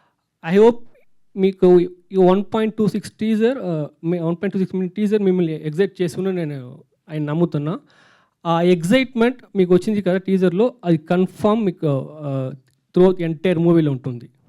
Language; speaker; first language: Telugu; non-native, learner; Tamil